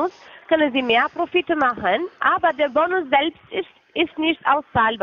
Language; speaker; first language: German; non-native, fluent; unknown